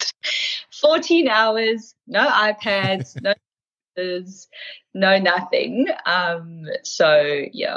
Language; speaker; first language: English; native; English